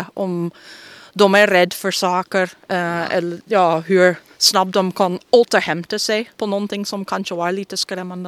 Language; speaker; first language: Swedish; non-native, fluent; English